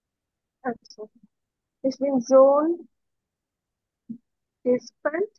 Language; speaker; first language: German; non-native, learner; Bangla